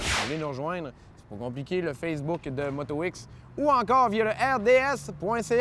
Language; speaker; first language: French; native; French